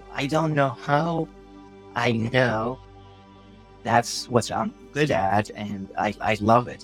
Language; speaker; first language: English; non-native, learner; Arabic